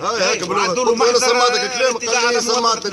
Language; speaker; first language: Arabic; native; Arabic